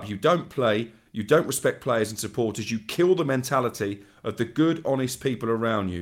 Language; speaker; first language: English; native; English